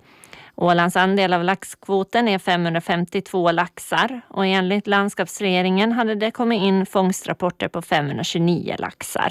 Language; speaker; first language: Swedish; native; Swedish